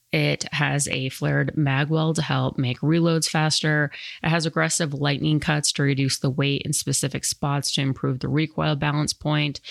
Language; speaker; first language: English; native; English